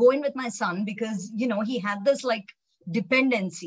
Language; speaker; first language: English; non-native, local second language; Telugu